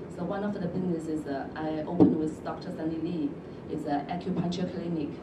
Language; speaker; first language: English; non-native, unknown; Chinese